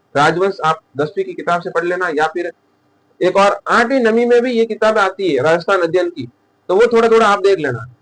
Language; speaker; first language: Hindi; native; Hindi